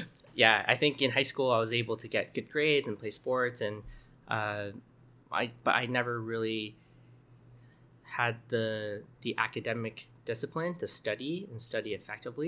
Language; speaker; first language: English; native; English